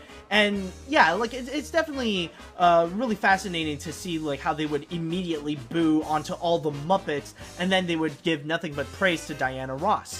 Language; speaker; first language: English; native; English